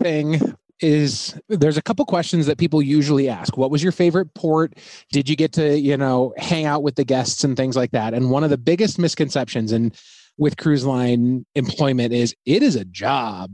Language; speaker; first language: English; native; English